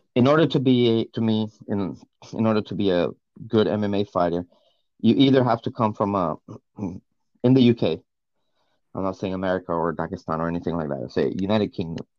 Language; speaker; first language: English; non-native, fluent; Portuguese